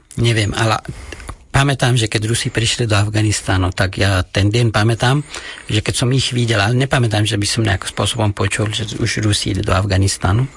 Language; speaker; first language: Slovak; non-native, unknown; Persian